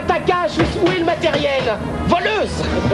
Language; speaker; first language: French; native; French